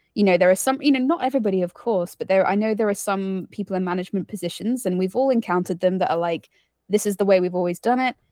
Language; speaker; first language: English; native; English